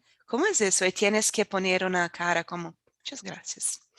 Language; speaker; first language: Spanish; non-native, fluent; Portuguese